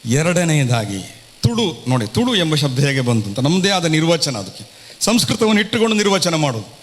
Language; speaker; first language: Kannada; non-native, local second language; Tulu